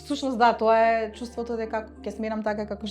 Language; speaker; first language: Macedonian; native; Macedonian